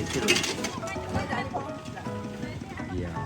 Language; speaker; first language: Korean; native; Korean